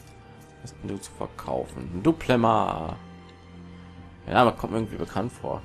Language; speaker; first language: German; native; German